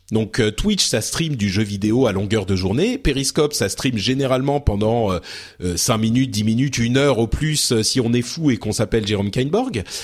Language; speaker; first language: French; early bilingual, other home language; Arabic